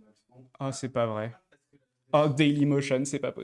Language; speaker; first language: French; native; French